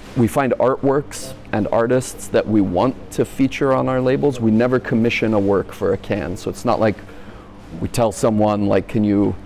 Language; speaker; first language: English; native; English